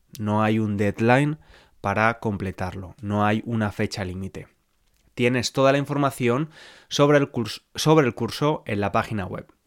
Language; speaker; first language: Spanish; native; Spanish